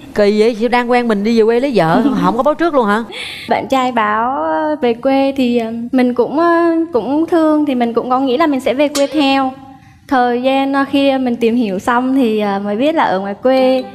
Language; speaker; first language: Vietnamese; native; Vietnamese